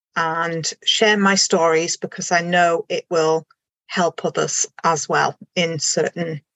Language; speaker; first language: English; non-native, fluent; German